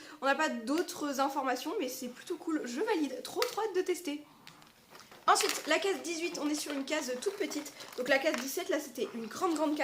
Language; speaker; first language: French; native; French